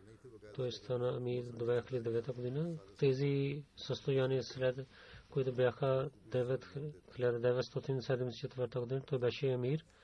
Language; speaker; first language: Bulgarian; non-native, fluent; Urdu